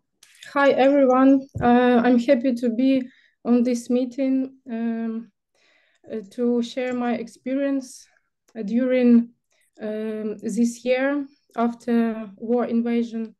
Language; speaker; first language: English; non-native, learner; Ukrainian